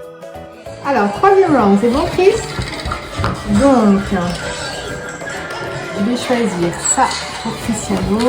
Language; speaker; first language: French; native; French